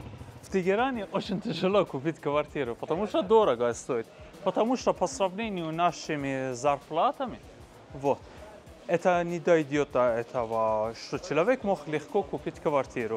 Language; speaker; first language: Russian; non-native, fluent; Persian